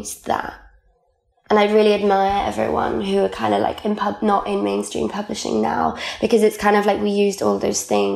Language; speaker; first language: English; non-native, local second language; Welsh